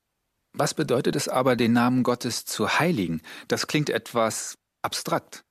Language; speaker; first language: German; native; German